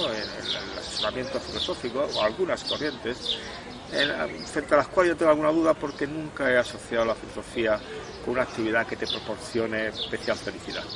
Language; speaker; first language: Spanish; native; Spanish